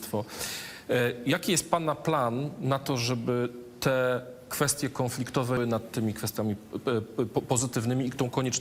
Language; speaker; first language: Polish; native; Polish